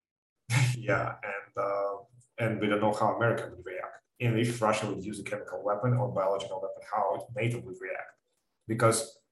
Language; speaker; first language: English; non-native, fluent; Ukrainian